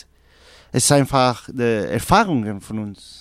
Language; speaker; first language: German; non-native, learner; Spanish